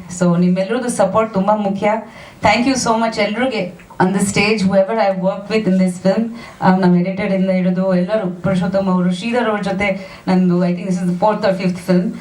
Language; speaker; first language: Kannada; non-native, fluent; Bangla